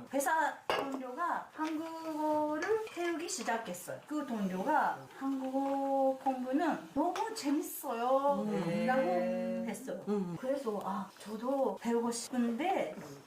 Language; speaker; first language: Korean; non-native, learner; Japanese